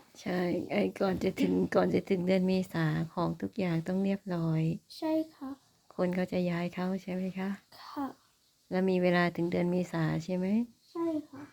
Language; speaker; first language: Thai; native; Thai